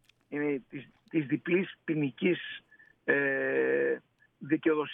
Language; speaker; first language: Greek; native; Greek